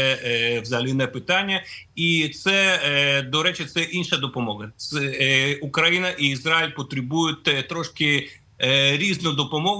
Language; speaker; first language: Ukrainian; non-native, fluent; Russian